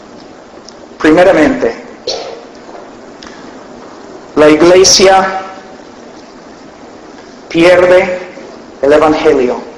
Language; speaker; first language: Spanish; non-native, fluent; English